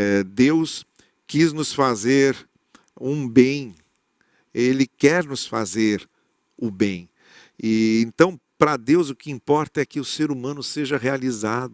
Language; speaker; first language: Portuguese; native; Portuguese